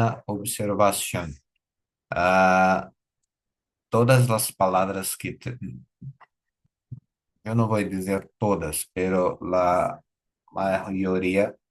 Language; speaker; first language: Spanish; non-native, learner; Portuguese